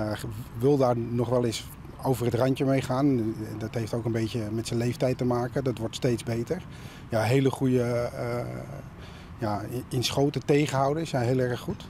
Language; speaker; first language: Dutch; native; Dutch